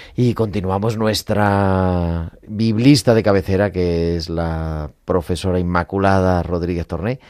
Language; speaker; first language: Spanish; native; Spanish